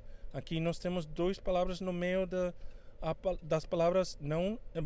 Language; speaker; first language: Portuguese; non-native, fluent; Spanish